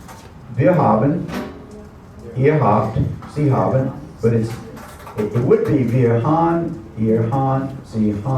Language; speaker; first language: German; non-native, learner; English